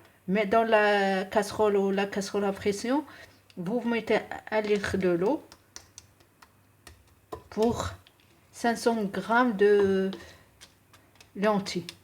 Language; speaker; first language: French; non-native, local second language; Arabic